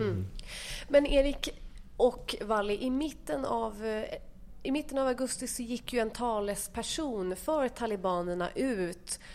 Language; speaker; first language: Swedish; native; Swedish